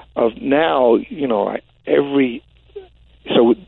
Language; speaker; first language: English; native; English